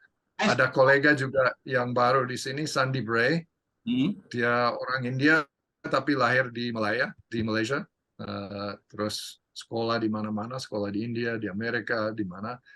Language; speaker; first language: Indonesian; non-native, fluent; English